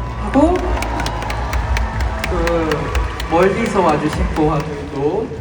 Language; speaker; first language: Korean; non-native, fluent; Filipino